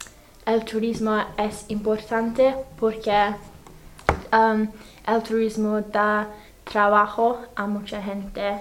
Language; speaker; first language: Spanish; non-native, fluent; English